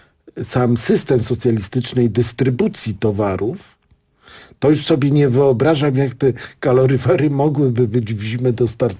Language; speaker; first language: Polish; native; Polish